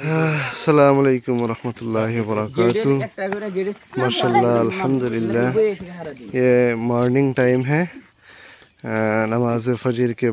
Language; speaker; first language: Hindi; non-native, local second language; Bangla